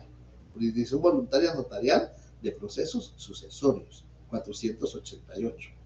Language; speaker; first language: Spanish; native; Spanish